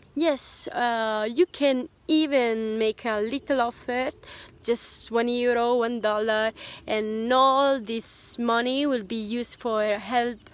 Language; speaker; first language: English; non-native, fluent; Italian